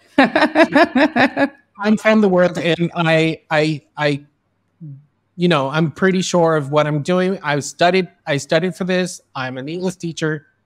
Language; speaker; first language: English; early bilingual, other home language; Spanish